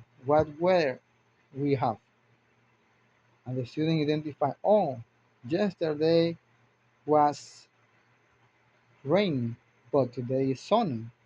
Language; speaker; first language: English; non-native, learner; Spanish